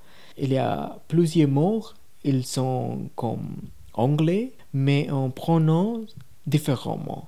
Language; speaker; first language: French; non-native, learner; Tamil